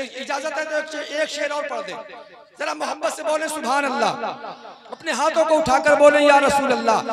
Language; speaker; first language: Hindi; native; Hindi